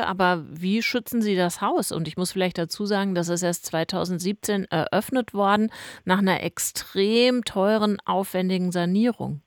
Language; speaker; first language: German; native; German